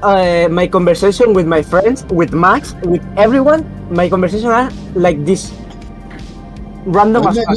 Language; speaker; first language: English; non-native, learner; Spanish